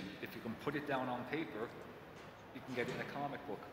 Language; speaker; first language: English; native; English